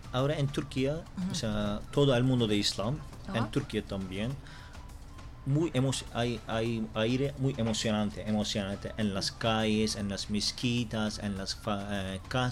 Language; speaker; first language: Spanish; non-native, learner; Turkish